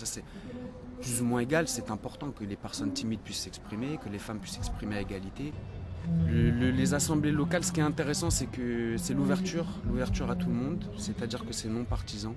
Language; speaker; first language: French; native; French